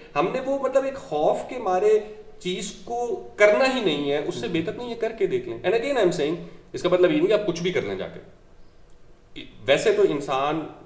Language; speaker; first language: Urdu; native; Urdu